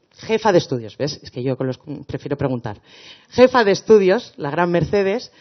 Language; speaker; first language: Spanish; native; Spanish